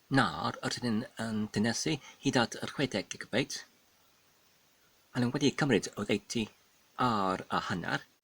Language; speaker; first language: Welsh; non-native, learner; Polish